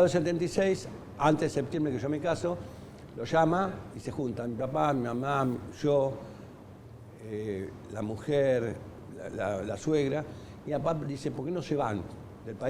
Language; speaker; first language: Spanish; native; Spanish